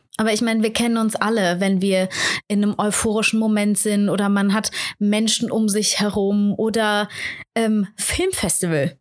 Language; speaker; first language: German; native; German